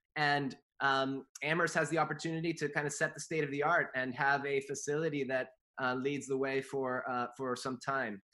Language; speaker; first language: English; native; English